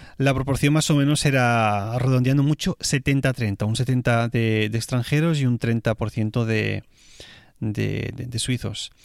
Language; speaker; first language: Spanish; native; Spanish